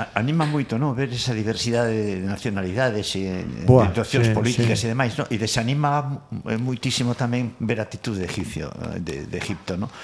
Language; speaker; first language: Galician; non-native, local second language; Spanish